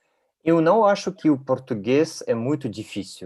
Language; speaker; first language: Portuguese; non-native, learner; Russian